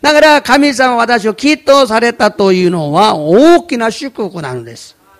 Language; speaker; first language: Japanese; non-native, fluent; Korean